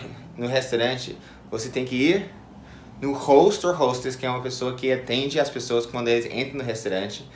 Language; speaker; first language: Portuguese; non-native, fluent; English